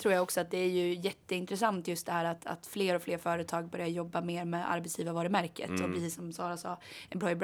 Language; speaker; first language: Swedish; native; Swedish